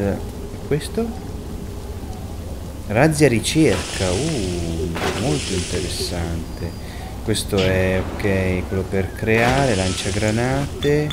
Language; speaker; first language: Italian; native; Italian